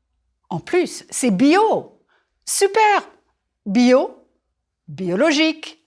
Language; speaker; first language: French; non-native, fluent; English